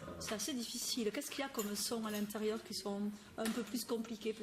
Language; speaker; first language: French; native; French